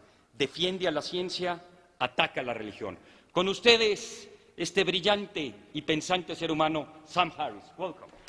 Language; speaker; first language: Spanish; native; Spanish